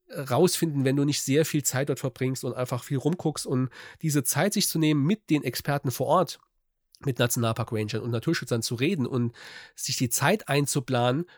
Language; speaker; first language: German; native; German